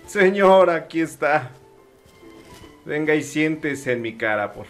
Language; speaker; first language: Spanish; native; Spanish